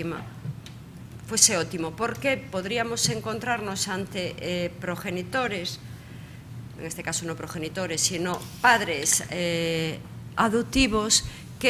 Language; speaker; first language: Spanish; native; Spanish